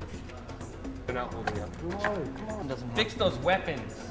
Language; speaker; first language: English; native; English